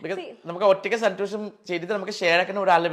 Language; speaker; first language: Malayalam; non-native, fluent; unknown